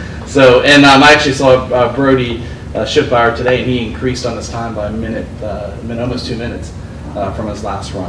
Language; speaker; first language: English; native; English